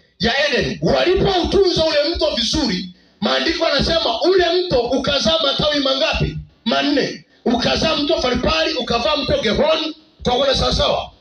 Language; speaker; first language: Swahili; native; Swahili